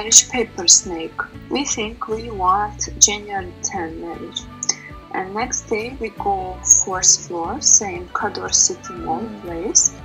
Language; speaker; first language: English; non-native, learner; Russian